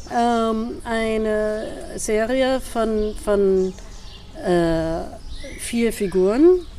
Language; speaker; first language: German; non-native, fluent; English